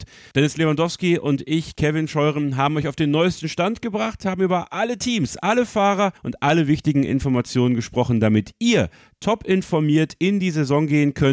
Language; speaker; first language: German; native; German